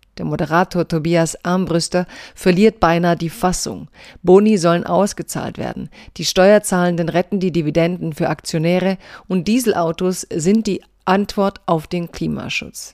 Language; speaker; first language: German; early bilingual, other home language; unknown